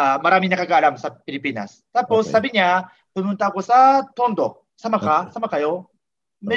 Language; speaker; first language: Filipino; non-native, learner; Japanese